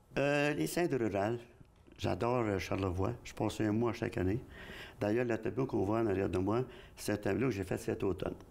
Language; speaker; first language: French; native; French